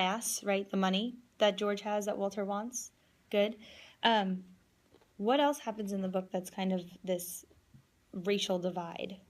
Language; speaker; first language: English; native; English